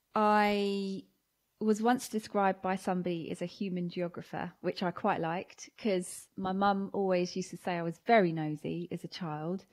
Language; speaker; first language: English; native; English